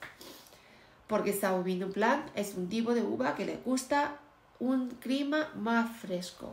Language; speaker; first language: Spanish; non-native, fluent; Chinese